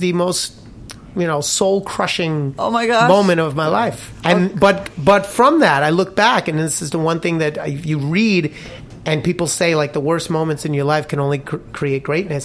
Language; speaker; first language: English; native; English